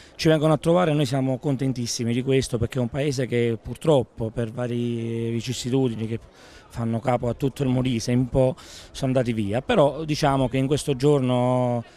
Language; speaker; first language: Italian; native; Italian